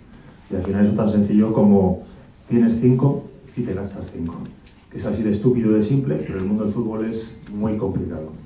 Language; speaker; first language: Spanish; native; Spanish